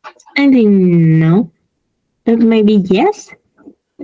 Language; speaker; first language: English; non-native, learner; Vietnamese